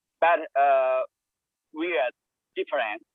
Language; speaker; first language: English; non-native, learner; Japanese